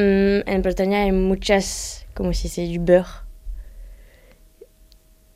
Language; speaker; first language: Spanish; non-native, learner; French